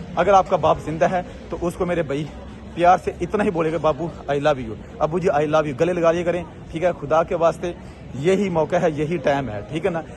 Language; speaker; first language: Urdu; non-native, local second language; Punjabi